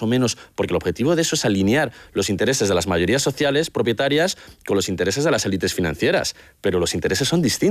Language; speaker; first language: Spanish; native; Spanish